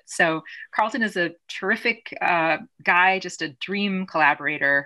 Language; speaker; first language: English; native; English